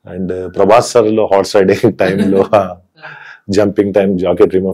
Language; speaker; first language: Telugu; non-native, local second language; Hindi